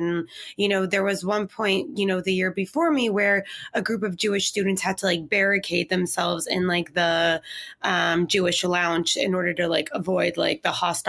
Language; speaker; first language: English; native; English